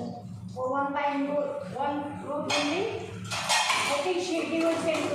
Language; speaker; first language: English; non-native, learner; Filipino